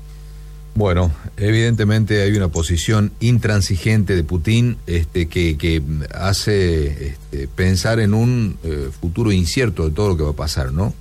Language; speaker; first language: Spanish; native; Spanish